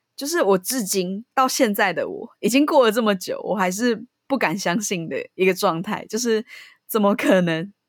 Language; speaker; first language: Chinese; native; Chinese